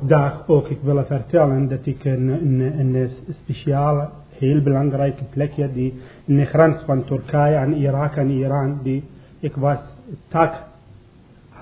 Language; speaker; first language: Dutch; non-native, learner; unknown